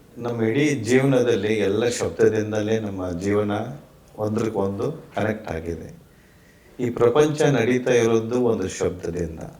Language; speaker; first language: Kannada; non-native, local second language; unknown